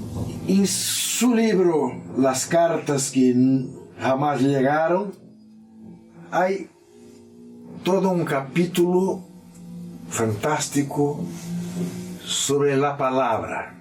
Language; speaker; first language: Spanish; non-native, learner; Portuguese